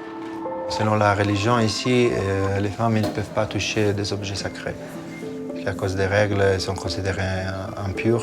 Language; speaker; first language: French; non-native, fluent; Italian